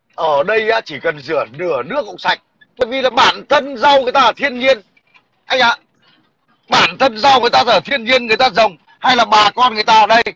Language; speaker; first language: Vietnamese; native; Vietnamese